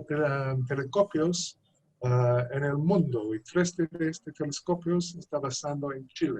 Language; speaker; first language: Spanish; non-native, fluent; English